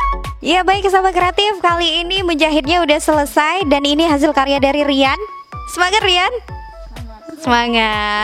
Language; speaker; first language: Indonesian; native; Indonesian